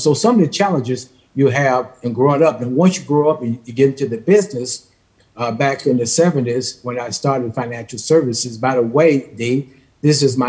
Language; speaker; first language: English; native; English